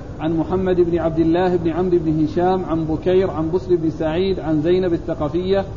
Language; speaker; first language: Arabic; native; Arabic